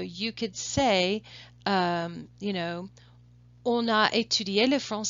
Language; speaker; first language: French; non-native, fluent; English